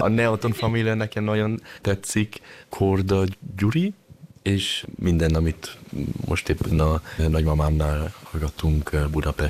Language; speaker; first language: Hungarian; early bilingual, heritage; German